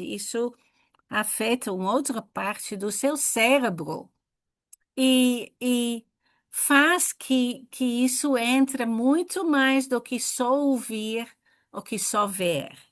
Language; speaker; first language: Portuguese; non-native, fluent; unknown